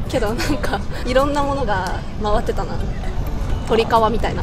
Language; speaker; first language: Japanese; native; Japanese